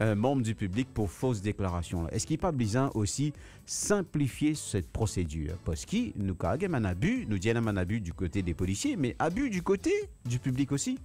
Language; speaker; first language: French; non-native, local second language; Morisyen